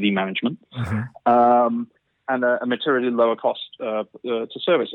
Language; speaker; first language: English; native; English